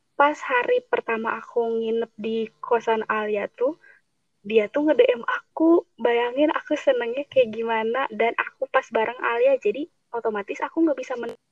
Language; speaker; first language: Indonesian; non-native, local second language; Sundanese